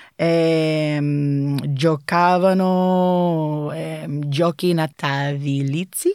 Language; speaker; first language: Italian; non-native, learner; English